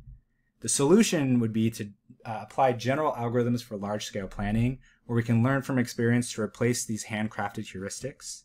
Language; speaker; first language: English; native; English